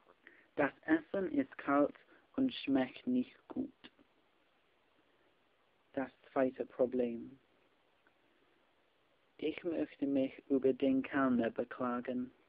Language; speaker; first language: German; non-native, learner; English